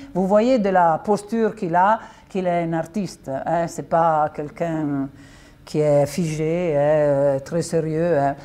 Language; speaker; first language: French; non-native, fluent; Italian